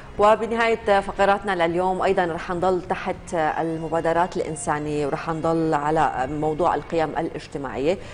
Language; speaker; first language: Arabic; native; Arabic